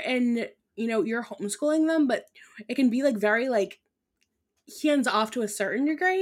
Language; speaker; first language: English; non-native, local second language; Irish